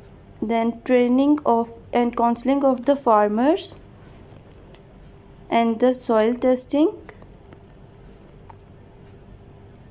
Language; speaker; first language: English; non-native, local second language; Urdu